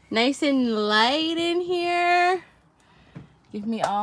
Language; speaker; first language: English; native; English